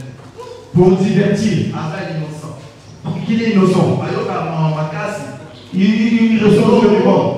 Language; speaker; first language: French; non-native, local second language; Lingala